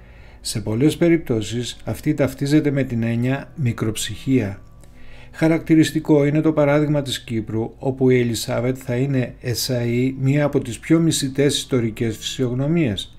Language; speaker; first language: Greek; native; Greek